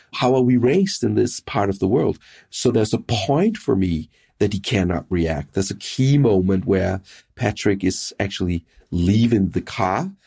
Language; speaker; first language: English; non-native, fluent; Danish